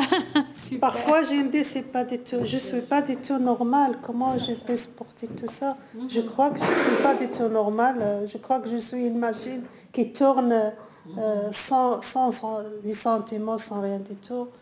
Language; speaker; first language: French; non-native, learner; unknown